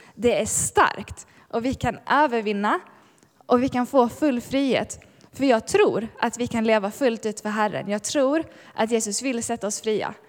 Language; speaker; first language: Swedish; native; Swedish